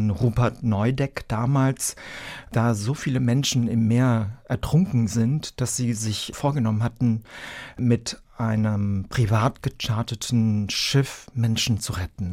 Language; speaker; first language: German; early bilingual, other home language; Vietnamese